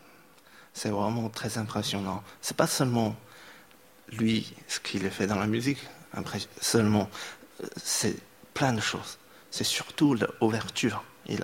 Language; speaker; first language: French; non-native, fluent; Chinese